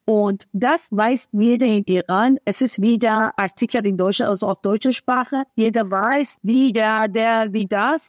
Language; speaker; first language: German; non-native, fluent; Persian